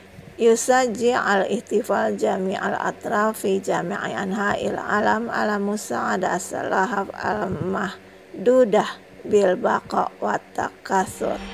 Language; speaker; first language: Arabic; non-native, fluent; Indonesian